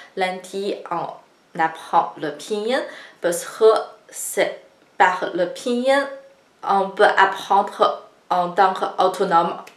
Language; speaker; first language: French; non-native, fluent; Chinese